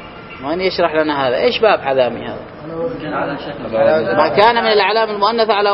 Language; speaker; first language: Arabic; native; Arabic